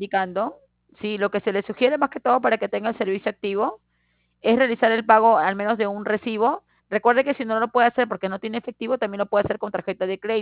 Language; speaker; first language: Spanish; native; Spanish